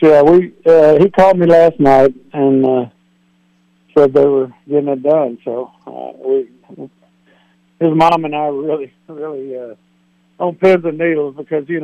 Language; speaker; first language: English; native; English